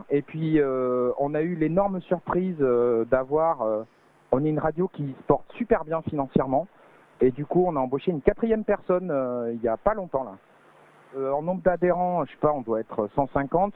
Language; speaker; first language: French; native; French